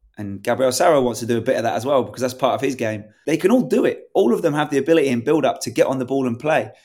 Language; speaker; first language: English; native; English